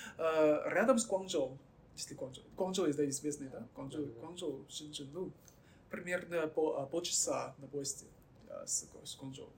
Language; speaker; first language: Russian; non-native, learner; Chinese